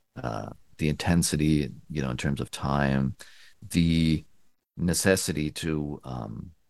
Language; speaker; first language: English; non-native, fluent; German